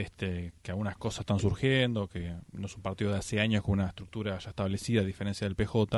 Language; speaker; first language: Spanish; native; Spanish